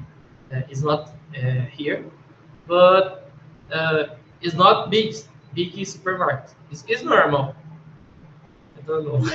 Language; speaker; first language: English; non-native, learner; Portuguese